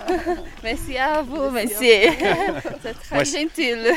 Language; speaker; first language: French; non-native, learner; Portuguese